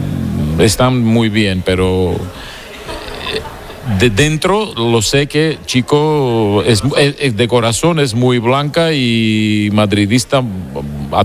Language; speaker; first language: Spanish; non-native, fluent; Georgian